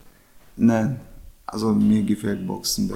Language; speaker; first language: German; non-native, fluent; Chechen